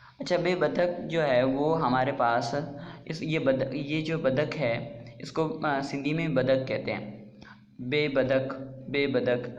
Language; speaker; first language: Urdu; non-native, local second language; Sindhi